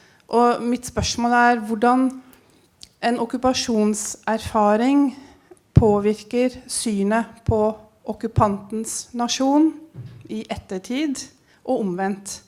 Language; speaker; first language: Norwegian; early bilingual, heritage; Norwegian